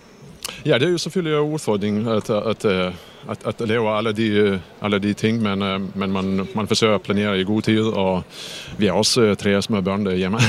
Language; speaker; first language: Danish; non-native, fluent; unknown